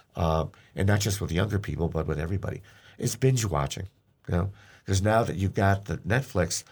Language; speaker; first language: English; native; English